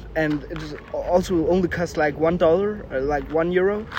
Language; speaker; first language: English; non-native, fluent; Danish